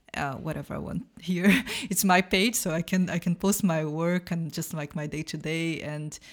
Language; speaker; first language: English; non-native, fluent; Portuguese